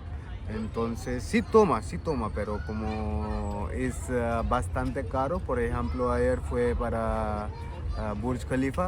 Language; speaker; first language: Spanish; non-native, learner; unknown